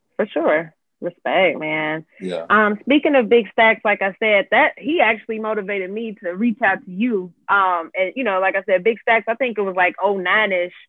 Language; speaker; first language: English; native; English